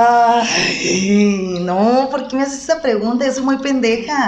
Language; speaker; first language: Spanish; native; Spanish